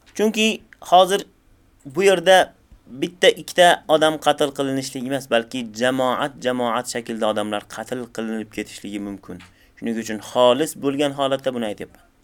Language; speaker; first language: Uzbek; native; Uzbek